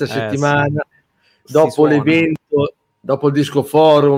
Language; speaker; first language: Italian; native; Italian